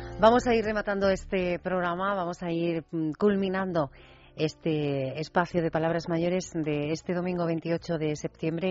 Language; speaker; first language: Spanish; native; Spanish